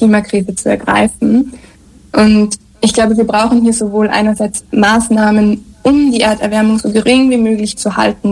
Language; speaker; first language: German; native; German